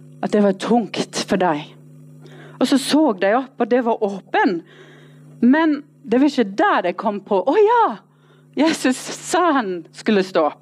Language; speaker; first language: Norwegian; non-native, fluent; English